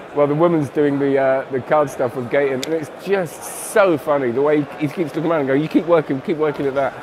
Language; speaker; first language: English; native; English